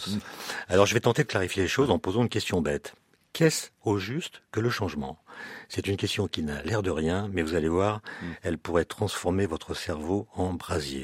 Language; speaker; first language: French; native; French